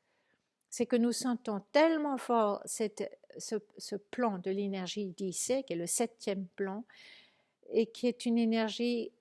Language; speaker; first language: French; native; French